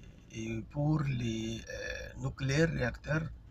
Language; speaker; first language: French; non-native, fluent; Arabic